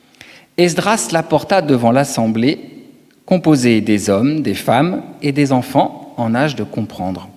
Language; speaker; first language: French; native; French